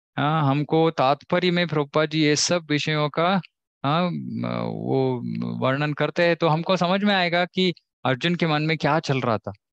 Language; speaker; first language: Hindi; non-native, local second language; Kannada